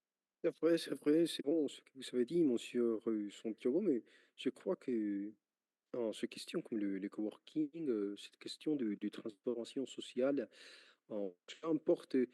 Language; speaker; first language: French; non-native, fluent; Spanish